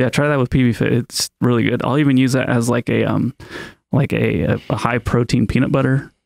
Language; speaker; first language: English; native; English